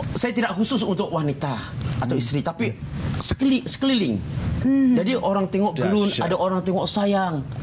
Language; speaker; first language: Malay; native; Malay